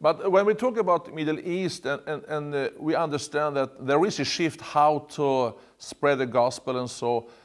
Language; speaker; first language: English; non-native, fluent; Swedish